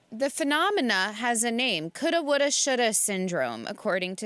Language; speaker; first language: English; native; English